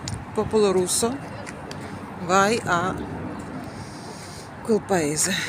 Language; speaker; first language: Italian; non-native, fluent; Ukrainian